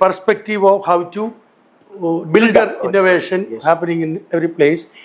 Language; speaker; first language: English; non-native, local second language; Malayalam